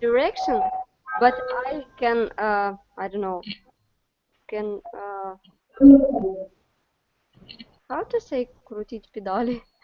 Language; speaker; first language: English; non-native, learner; Russian